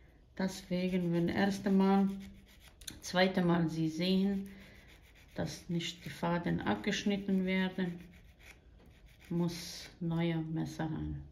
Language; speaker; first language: German; non-native, fluent; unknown